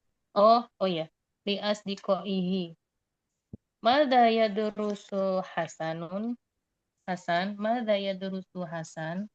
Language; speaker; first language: Arabic; non-native, learner; Indonesian